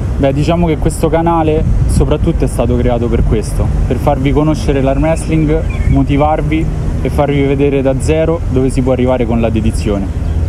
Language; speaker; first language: Italian; early bilingual, other home language; Ukrainian